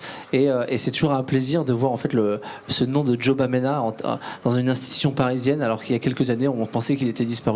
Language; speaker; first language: French; native; French